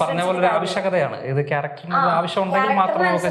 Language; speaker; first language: Malayalam; native; Malayalam